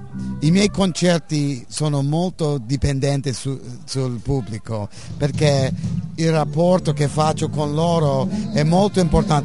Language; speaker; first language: Italian; non-native, fluent; English